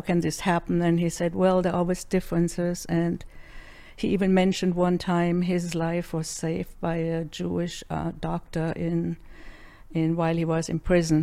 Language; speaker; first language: English; non-native, fluent; German